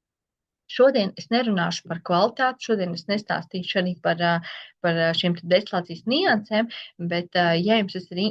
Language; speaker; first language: Latvian; native; Latvian